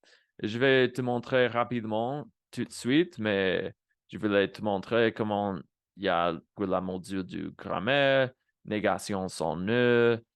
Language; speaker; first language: French; non-native, fluent; Spanish